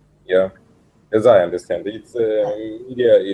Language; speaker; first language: English; non-native, learner; Russian